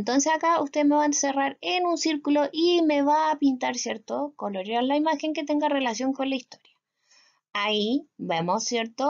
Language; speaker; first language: Spanish; native; Spanish